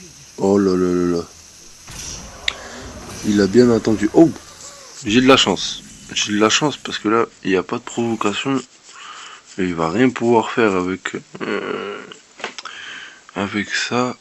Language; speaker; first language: French; native; French